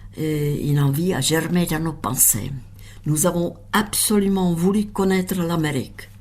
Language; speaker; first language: French; non-native, fluent; Czech